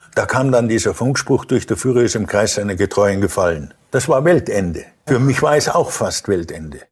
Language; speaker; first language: German; native; German